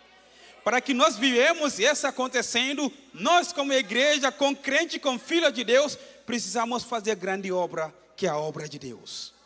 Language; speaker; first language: Portuguese; non-native, fluent; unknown